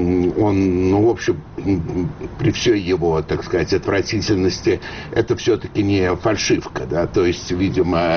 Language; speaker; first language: Russian; native; Russian